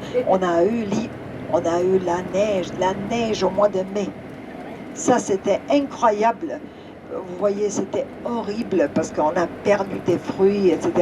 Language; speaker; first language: French; non-native, fluent; Serbian